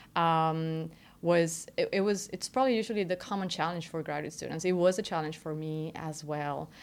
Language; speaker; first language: English; non-native, fluent; Spanish